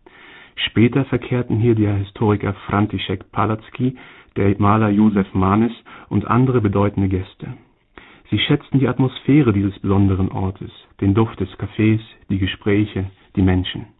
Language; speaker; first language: German; native; German